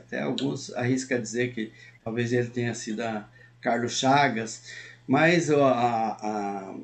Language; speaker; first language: Portuguese; native; Portuguese